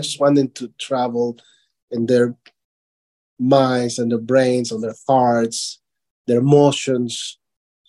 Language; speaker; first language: English; non-native, fluent; Spanish